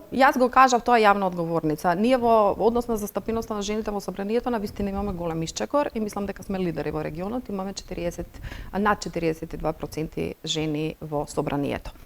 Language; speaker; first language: Macedonian; non-native, local second language; Bosnian